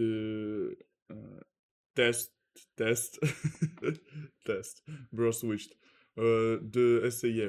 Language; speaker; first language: French; non-native, learner; Russian